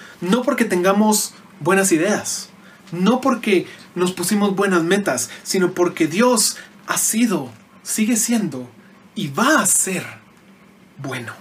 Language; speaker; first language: Spanish; native; Spanish